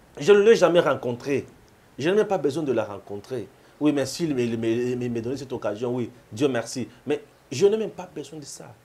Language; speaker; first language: French; non-native, local second language; Lingala